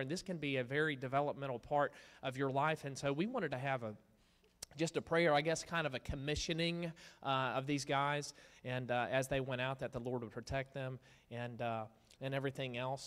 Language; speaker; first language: English; native; English